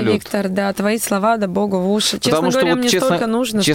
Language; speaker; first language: Russian; native; Russian